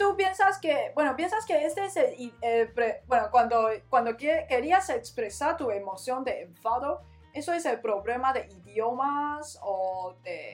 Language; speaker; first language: Spanish; non-native, learner; Chinese